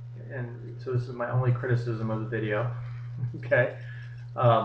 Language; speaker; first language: English; native; English